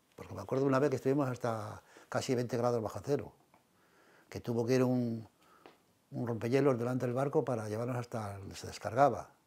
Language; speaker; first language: Spanish; native; Spanish